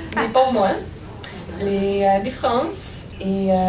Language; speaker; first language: French; non-native, fluent; English